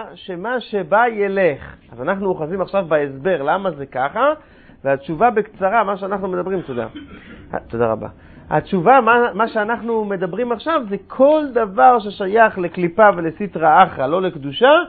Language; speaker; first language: Hebrew; non-native, fluent; English